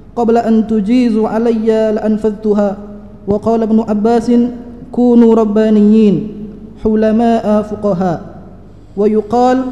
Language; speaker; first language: Arabic; non-native, fluent; Malay